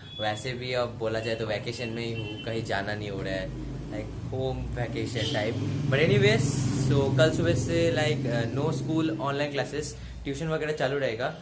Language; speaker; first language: Hindi; non-native, local second language; Bangla